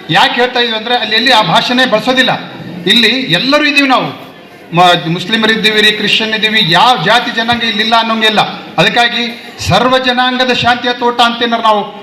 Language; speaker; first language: Kannada; non-native, local second language; Urdu